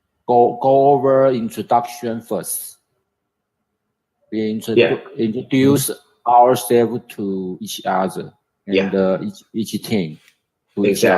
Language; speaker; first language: English; non-native, learner; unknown